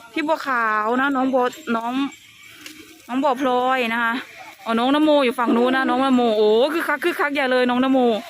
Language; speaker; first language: Thai; native; Thai